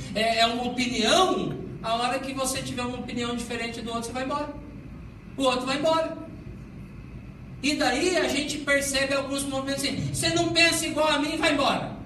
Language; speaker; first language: Portuguese; native; Portuguese